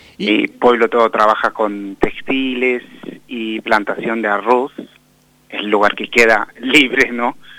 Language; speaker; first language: Spanish; non-native, fluent; Bangla